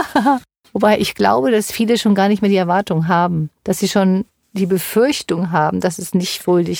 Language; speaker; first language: German; native; German